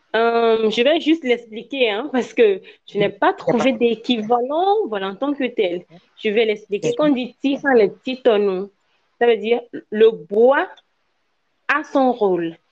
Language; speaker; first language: French; non-native, local second language; Ewe